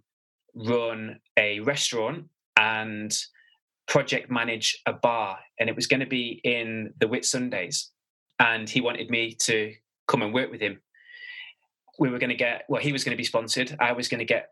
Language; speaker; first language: English; native; English